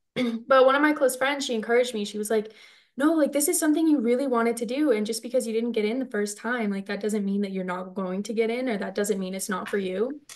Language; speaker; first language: English; native; English